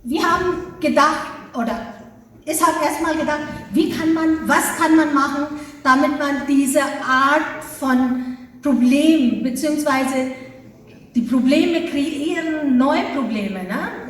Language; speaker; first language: German; non-native, fluent; Hindi